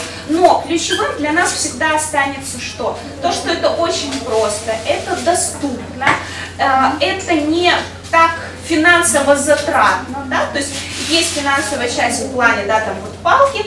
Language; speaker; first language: Russian; native; Russian